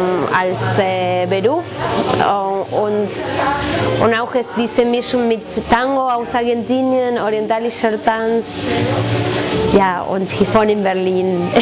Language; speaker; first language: German; non-native, fluent; Spanish